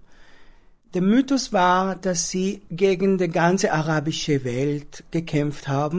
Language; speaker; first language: German; non-native, fluent; Hebrew